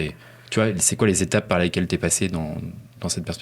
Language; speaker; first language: French; native; French